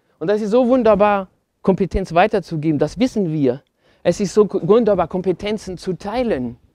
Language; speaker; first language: German; non-native, fluent; French